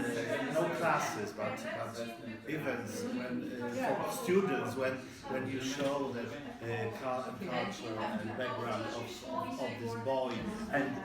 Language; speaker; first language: English; non-native, learner; Polish